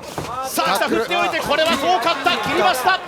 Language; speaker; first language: Japanese; native; Japanese